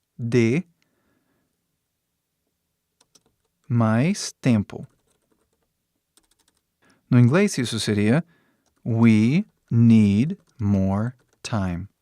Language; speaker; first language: Portuguese; non-native, fluent; English